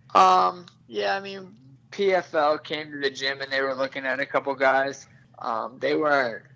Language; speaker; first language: English; native; English